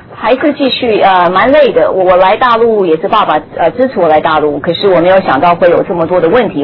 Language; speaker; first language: Chinese; early bilingual, heritage; Chinese